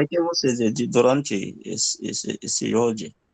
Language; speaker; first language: Portuguese; non-native, learner; Haitian Creole